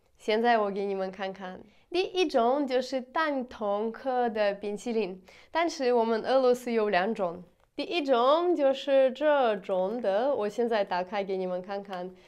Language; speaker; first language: Chinese; non-native, fluent; Russian